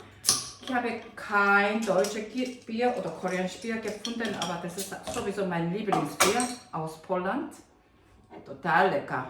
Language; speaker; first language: German; non-native, fluent; Korean